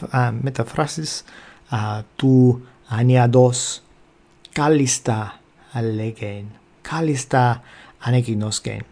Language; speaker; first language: Greek; non-native, fluent; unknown